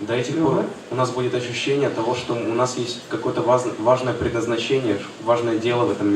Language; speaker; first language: Russian; native; Russian